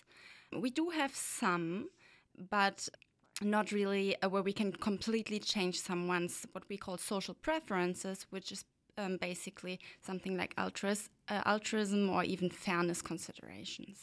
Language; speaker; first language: English; non-native, fluent; German